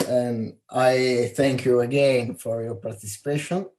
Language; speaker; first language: English; non-native, fluent; Italian